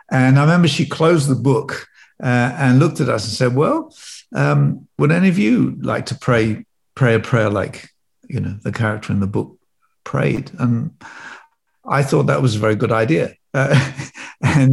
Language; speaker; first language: English; native; English